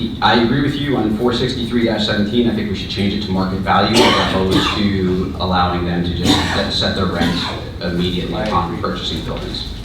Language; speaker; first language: English; native; English